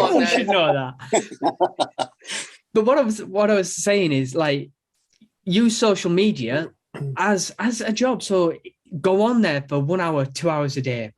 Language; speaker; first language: English; native; English